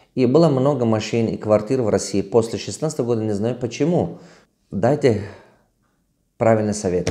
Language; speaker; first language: Russian; non-native, local second language; Tajik